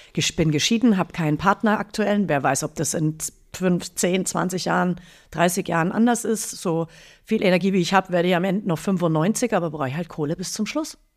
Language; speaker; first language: German; native; German